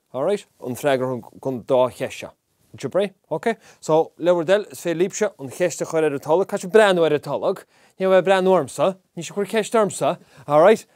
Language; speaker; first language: Irish; native; Irish